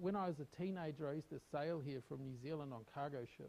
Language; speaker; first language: English; native; English